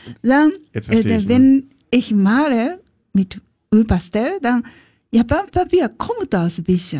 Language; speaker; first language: German; non-native, learner; Japanese